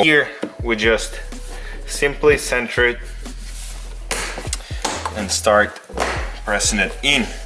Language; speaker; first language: English; non-native, fluent; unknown